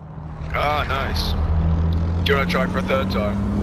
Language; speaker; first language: English; native; English